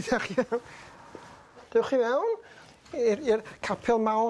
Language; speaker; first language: Welsh; native; Welsh